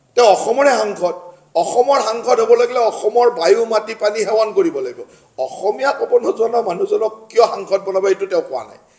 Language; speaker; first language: Assamese; native; Assamese